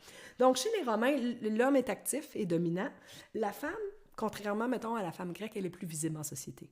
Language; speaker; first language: French; native; French